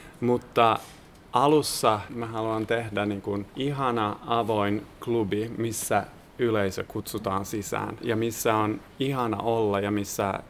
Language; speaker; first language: Finnish; non-native, fluent; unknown